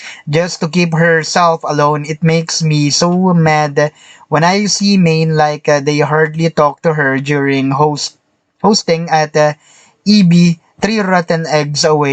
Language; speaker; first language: English; non-native, local second language; Filipino